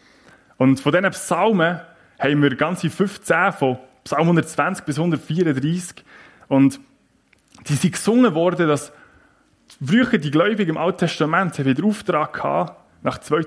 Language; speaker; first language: German; native; German